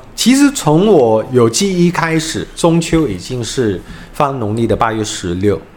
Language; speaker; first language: Chinese; non-native, fluent; Cantonese